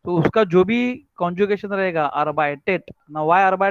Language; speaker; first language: German; non-native, learner; Marathi